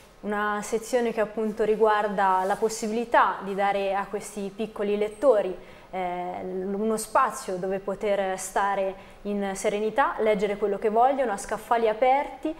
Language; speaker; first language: Italian; native; Italian